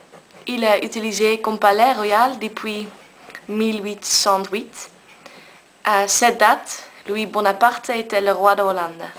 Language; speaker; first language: French; non-native, learner; Dutch